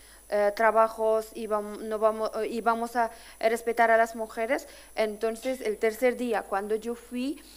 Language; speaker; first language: Spanish; non-native, fluent; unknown